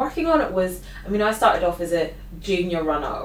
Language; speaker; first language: English; native; English